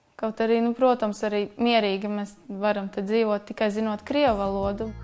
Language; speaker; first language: Latvian; non-native, local second language; Russian